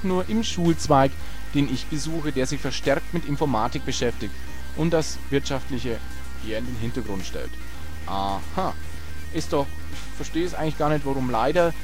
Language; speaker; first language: German; native; German